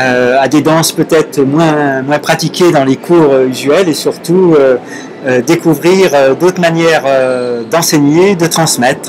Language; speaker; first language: French; native; French